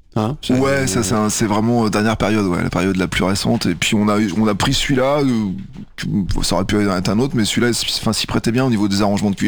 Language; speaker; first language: French; native; French